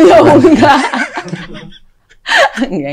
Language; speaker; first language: Indonesian; non-native, fluent; Thai